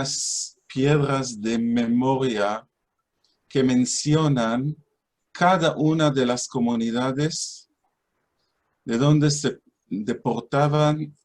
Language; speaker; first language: Spanish; non-native, fluent; Hebrew